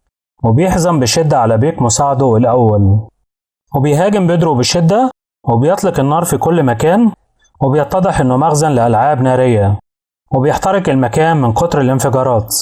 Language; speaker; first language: Arabic; native; Arabic